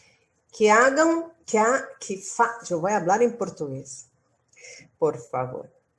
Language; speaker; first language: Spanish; non-native, learner; Portuguese